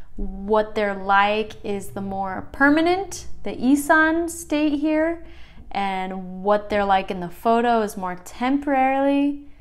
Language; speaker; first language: English; native; English